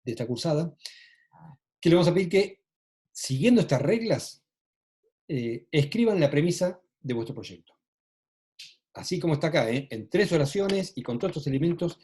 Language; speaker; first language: Spanish; native; Spanish